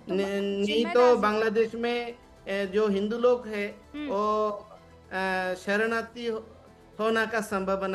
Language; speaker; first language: Hindi; non-native, learner; Bangla